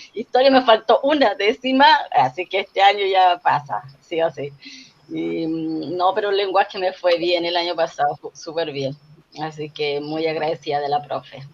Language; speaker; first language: Spanish; native; Spanish